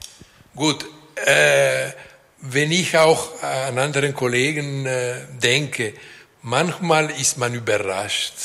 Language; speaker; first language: German; non-native, local second language; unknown